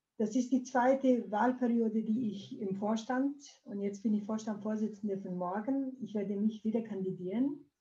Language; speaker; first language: German; non-native, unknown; Kurdish